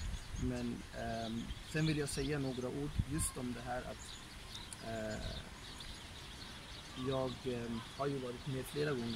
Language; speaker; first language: Swedish; non-native, fluent; Arabic